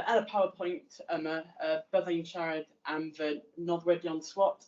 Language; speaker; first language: Welsh; non-native, learner; English